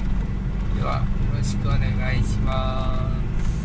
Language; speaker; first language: Japanese; native; Japanese